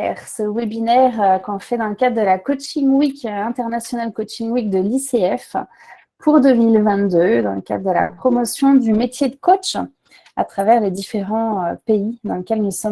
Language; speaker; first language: French; native; French